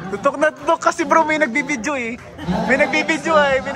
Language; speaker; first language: Filipino; native; Filipino